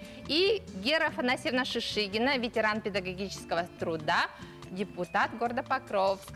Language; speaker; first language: Russian; native; Russian